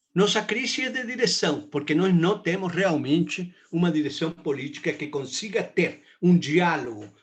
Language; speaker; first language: Portuguese; non-native, fluent; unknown